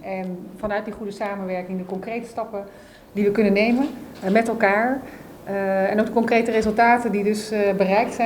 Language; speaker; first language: Dutch; native; Dutch